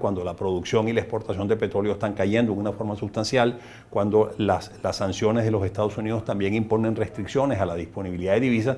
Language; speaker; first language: Spanish; native; Spanish